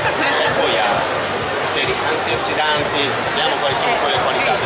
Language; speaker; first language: Italian; native; Italian